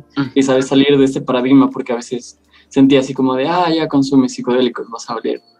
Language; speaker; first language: Spanish; native; Spanish